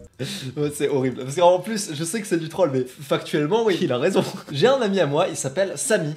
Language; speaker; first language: French; native; French